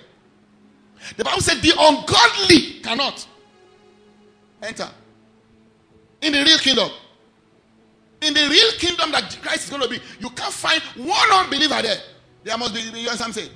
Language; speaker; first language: English; non-native, local second language; Yoruba